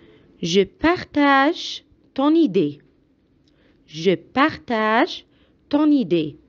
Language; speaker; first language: French; non-native, fluent; Arabic